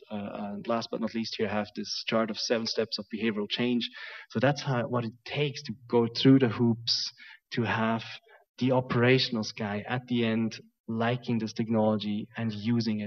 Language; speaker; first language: English; non-native, fluent; German